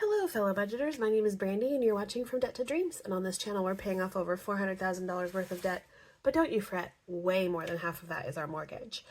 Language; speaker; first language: English; native; English